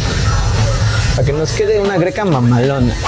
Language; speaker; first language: Spanish; native; Spanish